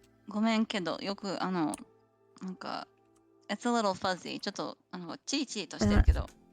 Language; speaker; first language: Japanese; non-native, learner; English